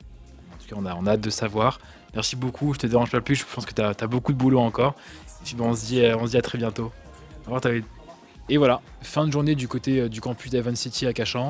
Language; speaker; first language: French; native; French